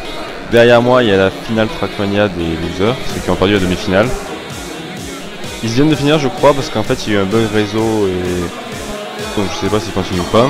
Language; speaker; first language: French; native; French